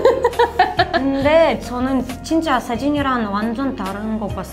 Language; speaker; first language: Korean; non-native, fluent; Ukrainian